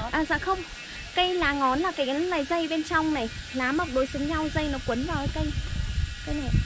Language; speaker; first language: Vietnamese; non-native, local second language; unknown